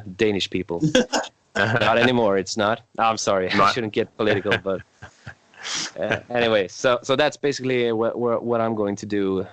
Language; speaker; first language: English; non-native, fluent; Swedish